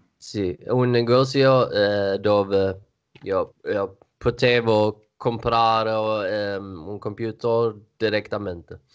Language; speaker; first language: Italian; non-native, learner; Swedish